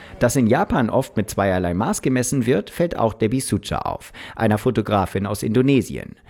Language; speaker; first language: German; native; German